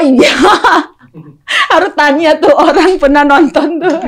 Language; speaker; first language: Indonesian; non-native, fluent; Thai